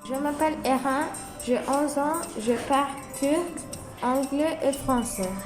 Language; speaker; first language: French; non-native, local second language; Turkish